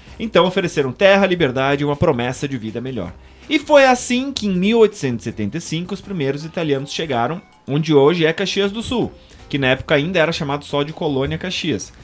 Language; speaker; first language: Portuguese; native; Portuguese